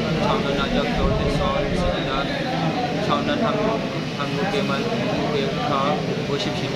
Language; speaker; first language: Korean; non-native, learner; Urdu